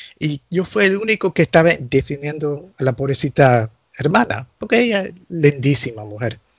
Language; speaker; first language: Spanish; early bilingual, heritage; Spanish